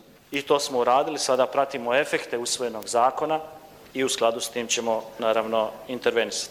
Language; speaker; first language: Croatian; native; Croatian